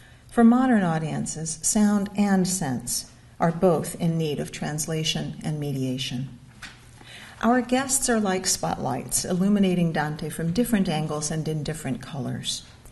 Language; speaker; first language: English; native; English